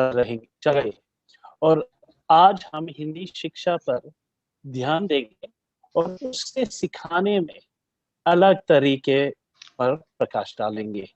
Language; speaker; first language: Hindi; non-native, learner; English